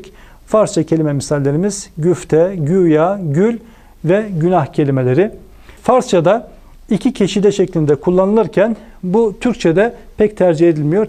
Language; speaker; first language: Turkish; native; Turkish